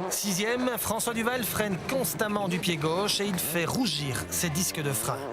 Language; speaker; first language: French; native; French